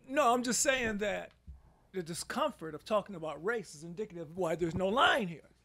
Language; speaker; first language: English; native; English